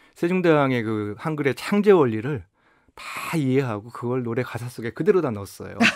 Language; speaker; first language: Korean; native; Korean